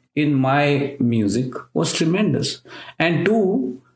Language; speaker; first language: English; non-native, local second language; Marathi